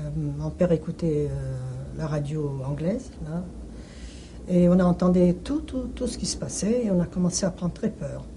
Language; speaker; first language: French; early bilingual, other home language; Hungarian